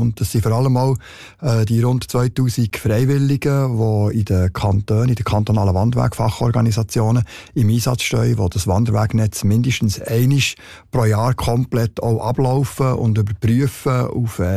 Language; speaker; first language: German; native; German